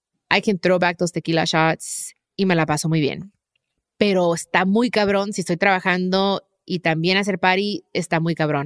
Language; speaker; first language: Spanish; native; Spanish